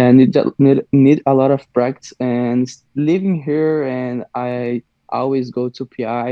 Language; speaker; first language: English; non-native, learner; Portuguese